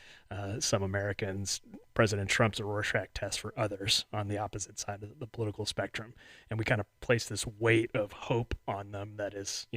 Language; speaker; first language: English; native; English